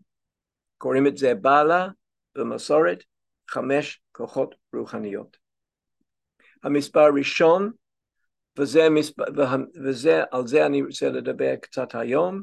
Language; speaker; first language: Hebrew; non-native, fluent; English